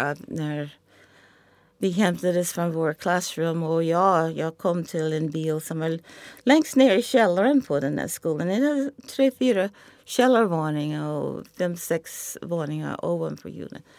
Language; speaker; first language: Swedish; non-native, fluent; English